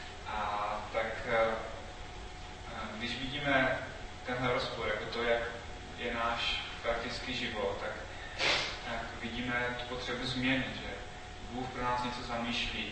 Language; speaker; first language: Czech; non-native, fluent; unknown